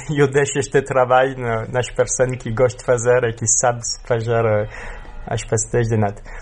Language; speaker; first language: Portuguese; early bilingual, heritage; French